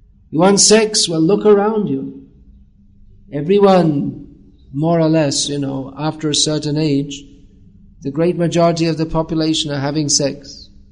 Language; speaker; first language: English; native; English